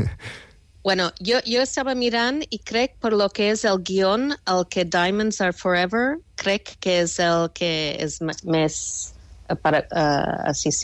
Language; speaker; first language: Catalan; non-native, fluent; English